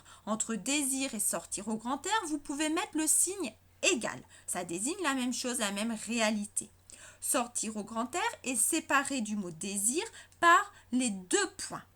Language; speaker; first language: French; native; French